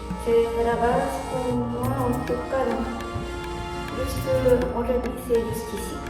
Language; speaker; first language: French; non-native, learner; Japanese